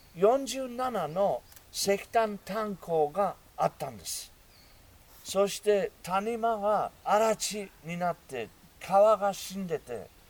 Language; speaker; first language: Japanese; non-native, fluent; English